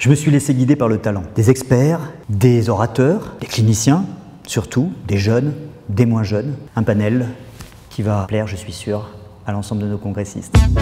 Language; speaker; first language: French; native; French